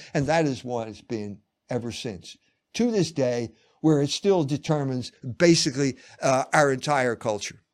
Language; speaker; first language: English; native; English